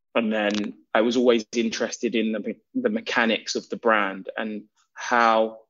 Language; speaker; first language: English; native; English